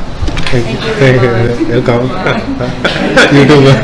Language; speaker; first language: English; non-native, learner; Sinhala